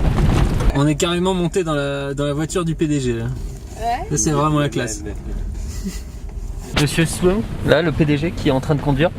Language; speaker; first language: French; native; French